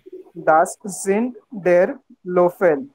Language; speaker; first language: German; non-native, learner; Marathi